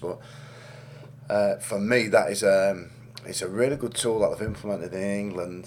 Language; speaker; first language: English; native; English